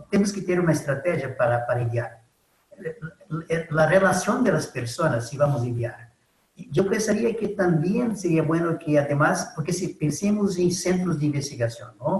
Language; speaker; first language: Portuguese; non-native, learner; Spanish